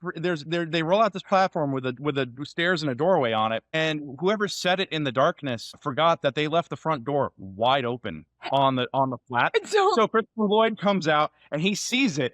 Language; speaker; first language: English; native; English